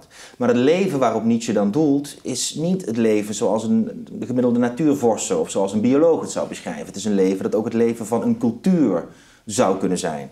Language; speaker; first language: Dutch; native; Dutch